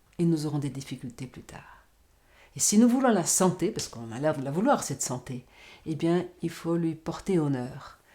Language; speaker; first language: French; non-native, fluent; Portuguese